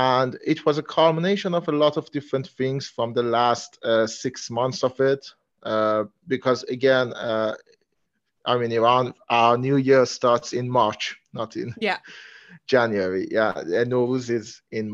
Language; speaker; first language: English; non-native, fluent; Persian